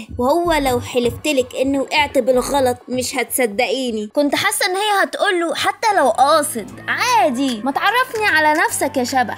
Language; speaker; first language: Arabic; native; Arabic